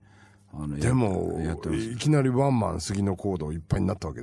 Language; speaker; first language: Japanese; native; Japanese